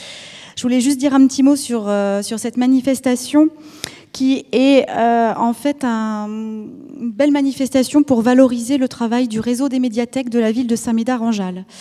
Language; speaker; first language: French; native; French